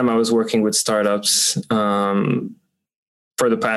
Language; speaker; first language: English; non-native, fluent; French